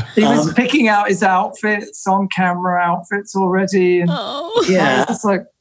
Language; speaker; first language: English; native; English